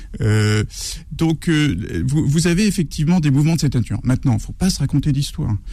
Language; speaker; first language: French; native; French